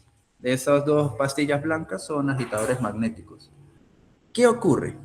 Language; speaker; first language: Spanish; native; Spanish